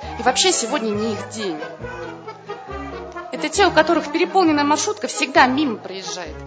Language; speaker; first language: Russian; native; Russian